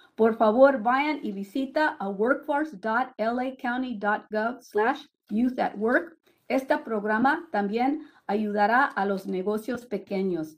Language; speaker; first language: Spanish; early bilingual, heritage; Spanish